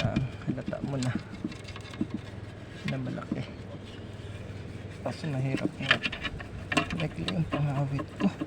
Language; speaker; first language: Filipino; native; Filipino